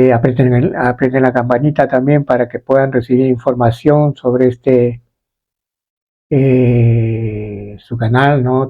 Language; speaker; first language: Spanish; native; Spanish